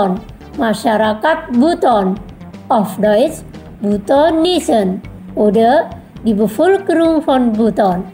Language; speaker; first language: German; non-native, fluent; Indonesian